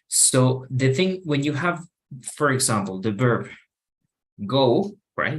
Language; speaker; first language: English; non-native, fluent; Spanish